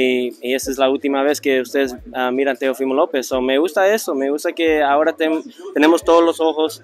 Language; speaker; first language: Spanish; early bilingual, heritage; Spanish